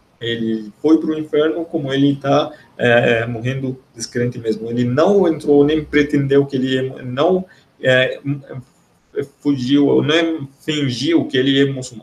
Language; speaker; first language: Portuguese; non-native, fluent; Arabic